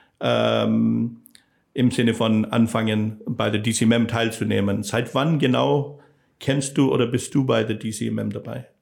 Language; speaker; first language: German; non-native, fluent; English